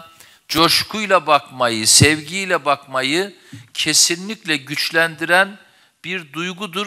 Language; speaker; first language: Turkish; native; Turkish